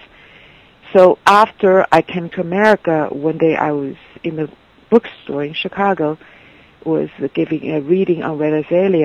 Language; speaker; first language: English; non-native, fluent; Chinese